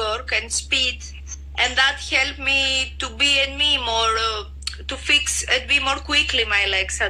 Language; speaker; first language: English; non-native, learner; Greek